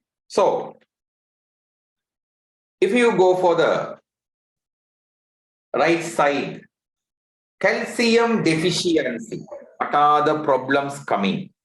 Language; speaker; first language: English; non-native, local second language; Tamil